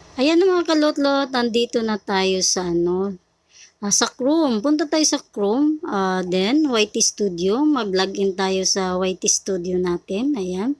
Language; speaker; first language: Filipino; native; Filipino